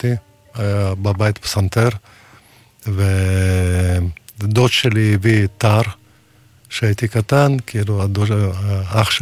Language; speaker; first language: Hebrew; non-native, fluent; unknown